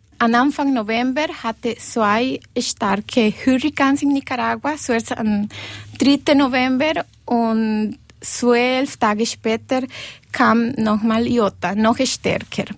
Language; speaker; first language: German; non-native, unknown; Spanish